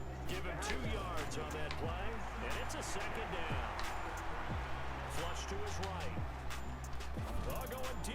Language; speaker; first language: English; native; English